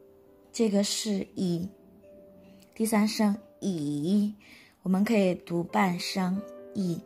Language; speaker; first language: Chinese; non-native, fluent; Indonesian